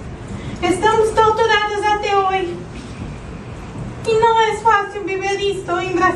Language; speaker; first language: Spanish; non-native, learner; Portuguese